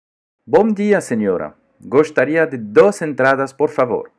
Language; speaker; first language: Portuguese; non-native, fluent; French